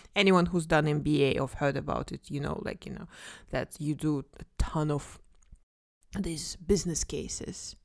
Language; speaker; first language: English; non-native, fluent; Kazakh